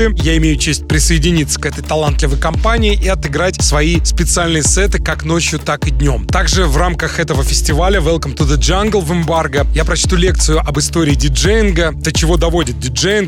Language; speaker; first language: Russian; native; Russian